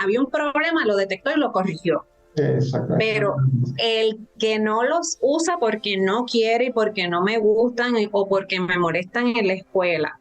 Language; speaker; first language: Spanish; native; Spanish